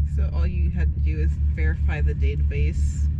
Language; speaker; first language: English; native; English